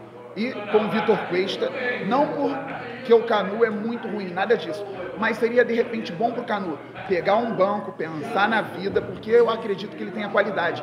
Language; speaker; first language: Portuguese; native; Portuguese